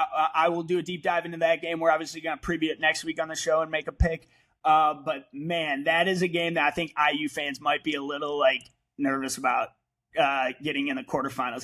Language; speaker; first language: English; native; English